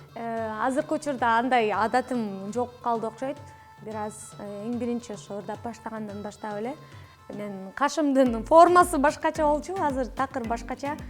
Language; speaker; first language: Kyrgyz; native; Kyrgyz